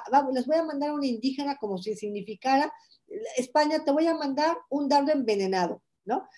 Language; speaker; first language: Spanish; native; Spanish